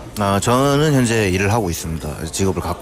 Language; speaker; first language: Korean; native; Korean